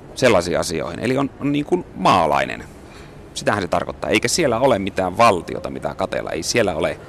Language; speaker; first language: Finnish; native; Finnish